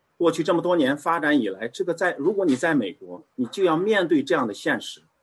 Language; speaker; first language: Chinese; native; Chinese